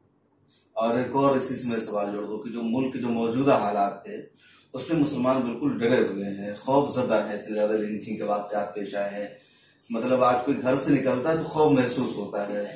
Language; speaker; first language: Hindi; native; Hindi